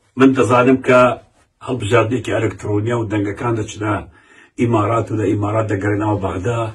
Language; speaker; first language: Central Kurdish; non-native, local second language; Kurdish